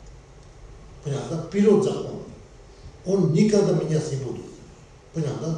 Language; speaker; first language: Russian; non-native, learner; Tibetan